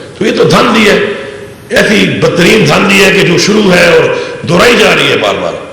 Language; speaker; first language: Urdu; non-native, local second language; Pashto